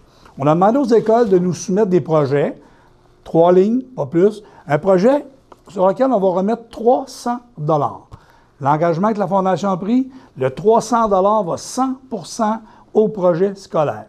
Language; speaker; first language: French; native; French